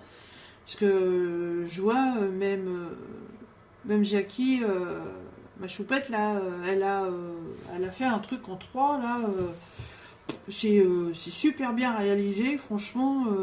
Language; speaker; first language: French; native; French